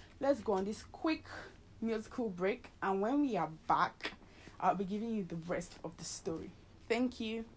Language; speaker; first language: English; native; English